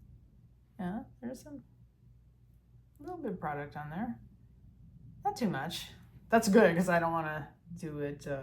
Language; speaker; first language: English; native; English